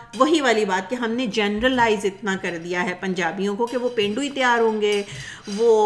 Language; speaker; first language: Urdu; native; Urdu